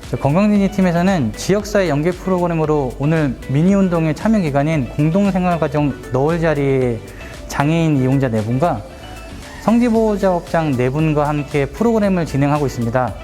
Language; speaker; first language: Korean; native; Korean